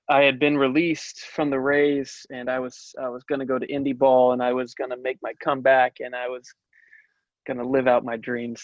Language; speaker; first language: English; native; English